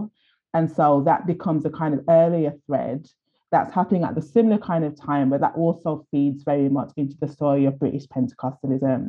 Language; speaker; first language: English; native; English